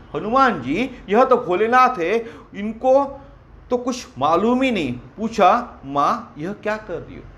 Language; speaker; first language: Hindi; non-native, local second language; Marathi